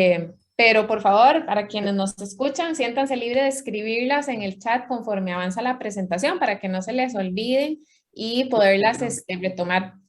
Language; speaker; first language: Spanish; native; Spanish